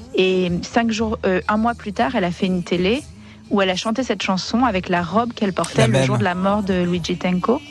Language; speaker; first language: French; native; French